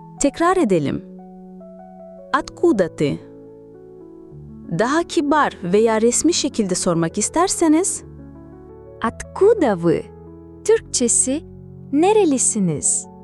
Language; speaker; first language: Turkish; non-native, fluent; Russian